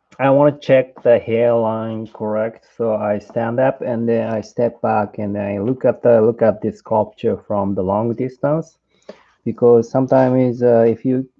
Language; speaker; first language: English; non-native, learner; Japanese